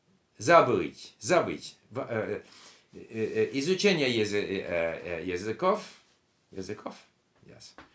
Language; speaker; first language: Russian; non-native, learner; English